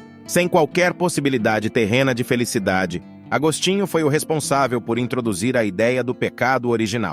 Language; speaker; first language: Portuguese; native; Portuguese